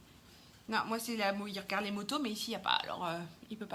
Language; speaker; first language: French; native; French